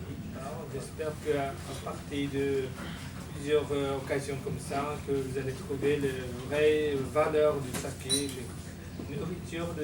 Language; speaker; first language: French; non-native, learner; Japanese